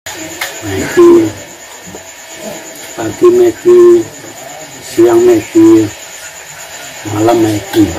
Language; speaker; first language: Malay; non-native, local second language; Javanese